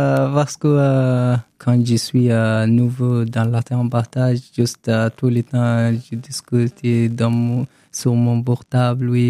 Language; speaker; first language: French; non-native, learner; Arabic